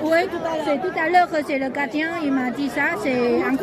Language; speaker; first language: French; non-native, learner; Chinese